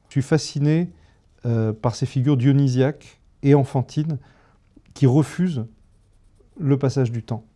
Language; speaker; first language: French; native; French